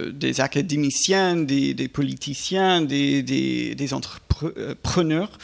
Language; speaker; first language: French; non-native, fluent; English